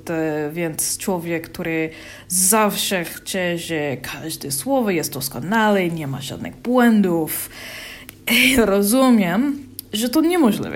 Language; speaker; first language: Polish; non-native, learner; English